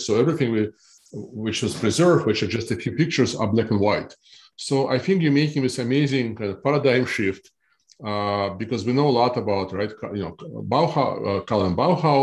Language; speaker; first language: English; non-native, fluent; Russian